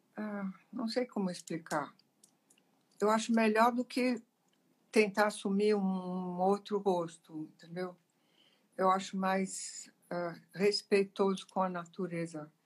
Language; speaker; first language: Portuguese; early bilingual, other home language; Italian